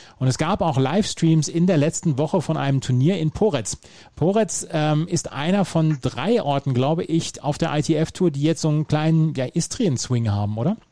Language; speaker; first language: German; native; German